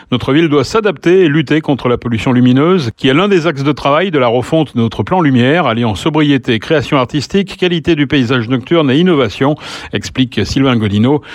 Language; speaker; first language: French; native; French